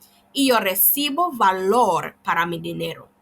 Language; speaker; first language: Spanish; non-native, learner; English